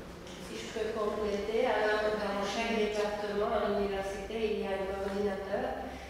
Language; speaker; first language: French; non-native, fluent; Slovak